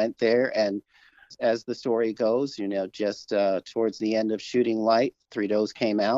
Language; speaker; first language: English; native; English